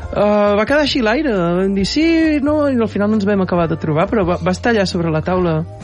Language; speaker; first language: Catalan; native; Catalan